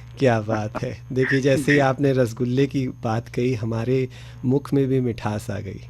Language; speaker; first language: Hindi; native; Hindi